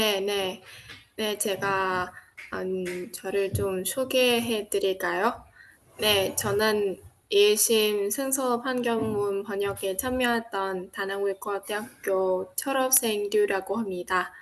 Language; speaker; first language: Korean; non-native, fluent; Vietnamese